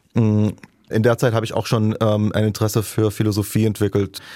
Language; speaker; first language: German; non-native, fluent; Hebrew